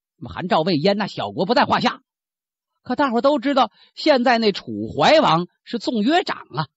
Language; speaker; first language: Chinese; native; Chinese